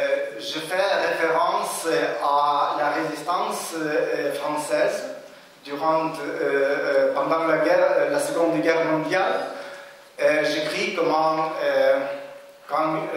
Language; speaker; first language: French; non-native, fluent; Ukrainian